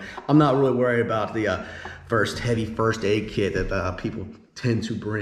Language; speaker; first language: English; native; English